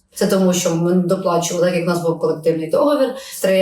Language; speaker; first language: Ukrainian; native; Ukrainian